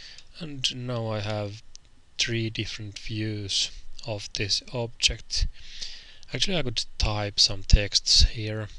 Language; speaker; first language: English; non-native, fluent; Finnish